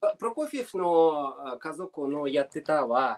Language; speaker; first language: Japanese; non-native, learner; Russian